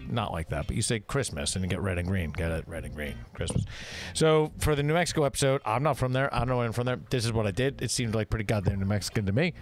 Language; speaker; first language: English; native; English